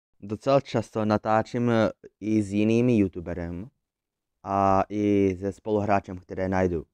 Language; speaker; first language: Czech; early bilingual, other home language; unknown